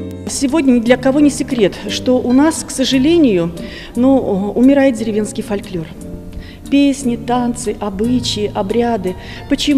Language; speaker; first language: Russian; native; Russian